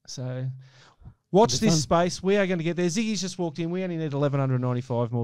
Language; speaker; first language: English; native; English